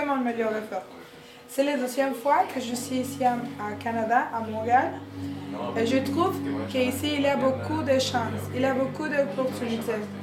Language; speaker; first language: French; non-native, learner; Spanish